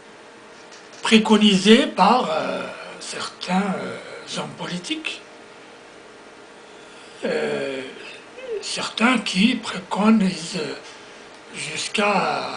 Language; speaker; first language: French; non-native, local second language; Kabyle